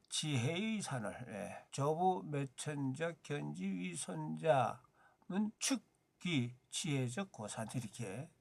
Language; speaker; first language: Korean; native; Korean